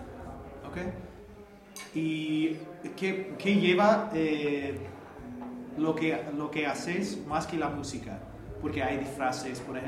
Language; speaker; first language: Spanish; non-native, learner; English